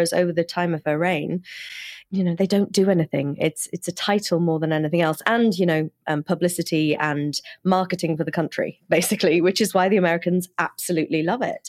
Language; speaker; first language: English; native; English